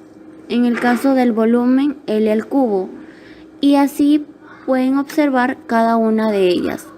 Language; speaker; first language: Spanish; native; Spanish